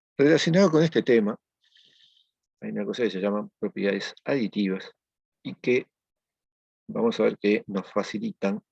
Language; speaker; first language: Spanish; native; Spanish